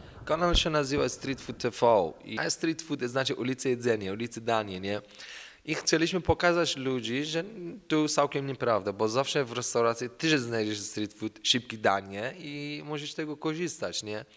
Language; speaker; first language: Polish; non-native, learner; Persian